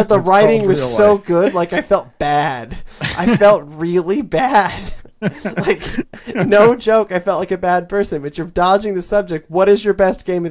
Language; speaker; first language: English; native; English